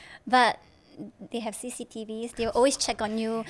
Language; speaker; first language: English; non-native, local second language; Chinese